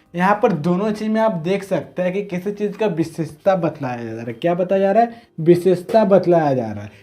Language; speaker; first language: Hindi; native; Hindi